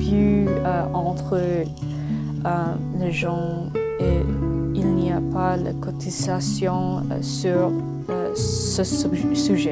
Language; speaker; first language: French; non-native, learner; English